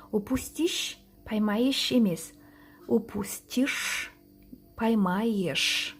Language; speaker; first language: Russian; non-native, local second language; Kazakh